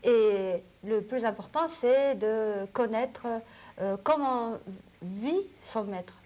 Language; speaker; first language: French; non-native, fluent; Japanese